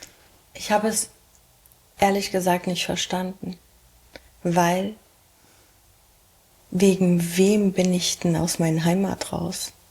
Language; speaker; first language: German; early bilingual, heritage; German